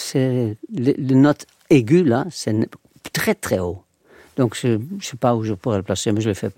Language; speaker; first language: French; non-native, fluent; Dutch